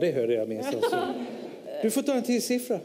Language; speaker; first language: Swedish; native; Swedish